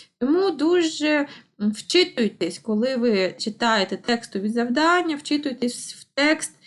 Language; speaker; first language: Ukrainian; non-native, local second language; Russian